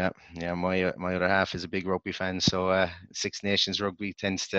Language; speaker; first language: English; native; English